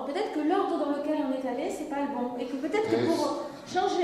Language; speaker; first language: French; native; French